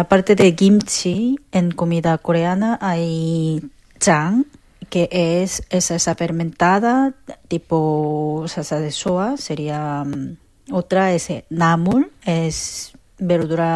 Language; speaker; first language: Spanish; non-native, learner; Korean